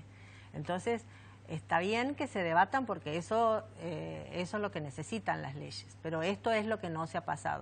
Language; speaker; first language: Spanish; native; Spanish